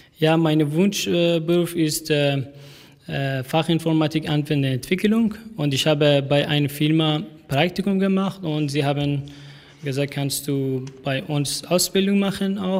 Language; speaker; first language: German; non-native, learner; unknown